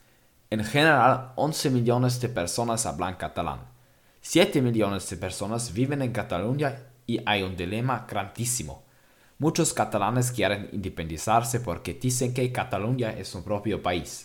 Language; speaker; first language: Spanish; non-native, learner; German